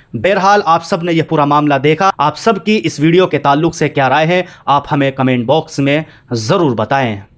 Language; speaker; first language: Hindi; native; Hindi